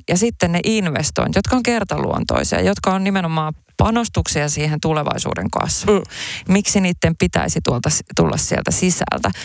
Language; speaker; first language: Finnish; early bilingual, other home language; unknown